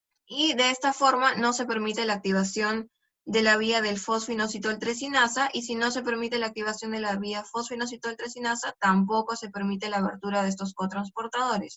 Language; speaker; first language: Spanish; native; Spanish